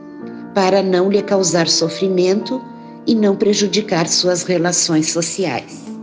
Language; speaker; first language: Portuguese; native; Portuguese